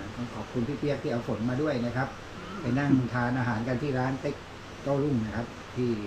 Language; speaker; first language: Thai; native; Thai